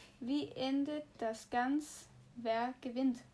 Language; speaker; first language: German; non-native, learner; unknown